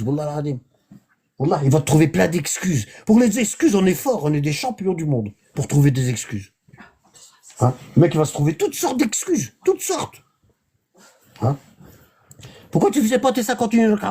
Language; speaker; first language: French; native; French